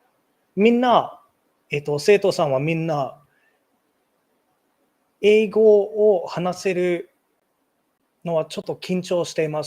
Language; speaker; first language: Japanese; non-native, learner; English